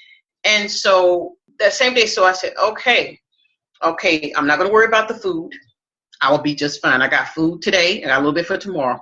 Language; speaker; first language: English; native; English